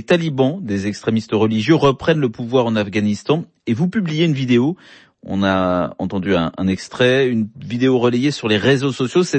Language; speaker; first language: French; native; French